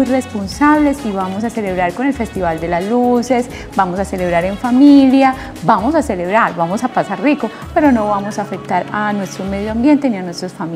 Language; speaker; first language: Spanish; native; Spanish